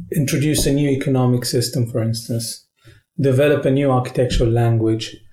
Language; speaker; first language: English; non-native, fluent; Arabic